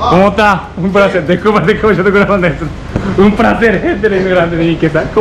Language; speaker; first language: Spanish; non-native, learner; Japanese